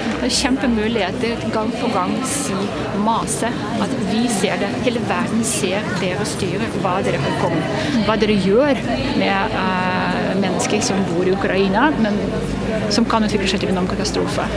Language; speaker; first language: Norwegian; non-native, fluent; Russian